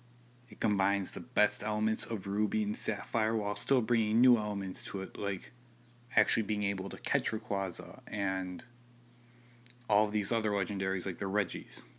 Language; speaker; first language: English; native; English